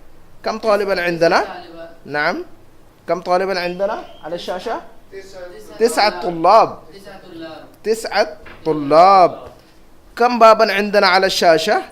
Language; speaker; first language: Arabic; non-native, fluent; Urdu